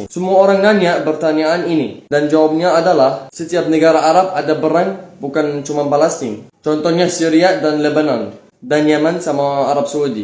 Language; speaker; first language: Indonesian; non-native, fluent; Arabic